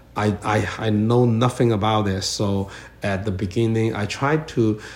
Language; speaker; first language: English; non-native, learner; Chinese